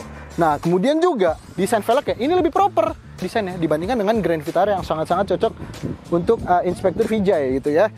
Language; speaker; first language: Indonesian; native; Indonesian